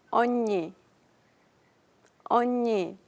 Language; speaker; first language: Korean; non-native, learner; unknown